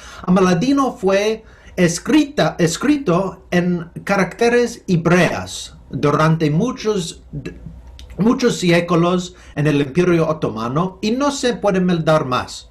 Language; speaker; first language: Spanish; non-native, fluent; English